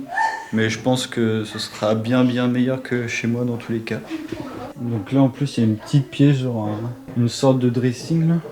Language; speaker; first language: French; native; French